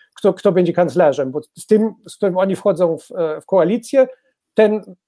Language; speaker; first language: Polish; non-native, fluent; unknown